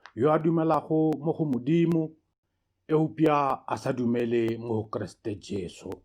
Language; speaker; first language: Northern Sotho; native; Northern Sotho